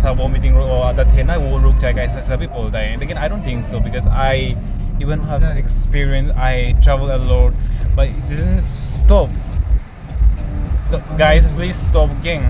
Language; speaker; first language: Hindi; non-native, local second language; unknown